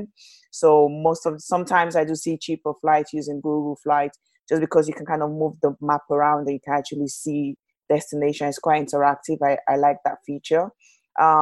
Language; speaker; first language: English; non-native, local second language; Yoruba